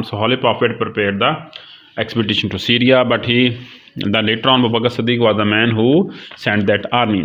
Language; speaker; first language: English; non-native, local second language; Urdu